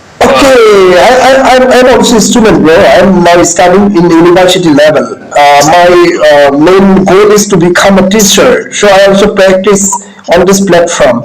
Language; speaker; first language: English; non-native, learner; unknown